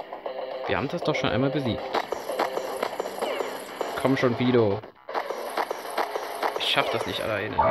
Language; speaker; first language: German; native; German